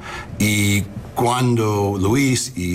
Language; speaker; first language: Spanish; early bilingual, heritage; English